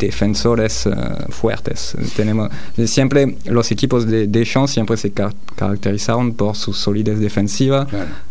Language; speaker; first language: Spanish; non-native, fluent; French